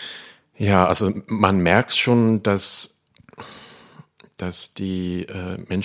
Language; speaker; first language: German; non-native, fluent; Cantonese